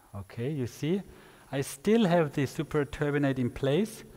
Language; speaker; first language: English; non-native, fluent; German